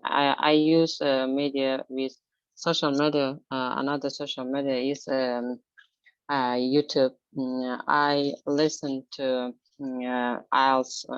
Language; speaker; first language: English; non-native, learner; Azerbaijani